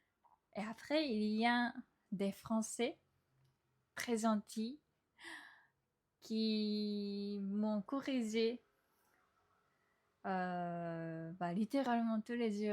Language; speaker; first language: French; non-native, fluent; Japanese